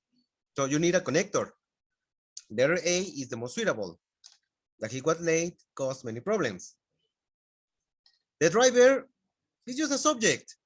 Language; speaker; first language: English; non-native, fluent; Spanish